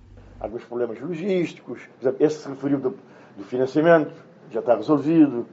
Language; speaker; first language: Portuguese; non-native, local second language; Kabuverdianu